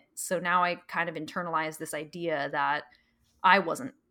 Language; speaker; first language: English; early bilingual, other home language; Thai